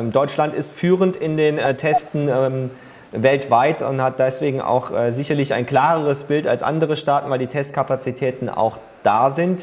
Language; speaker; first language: German; native; German